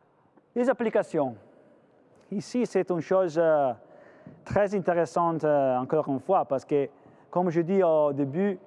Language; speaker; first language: French; non-native, fluent; Italian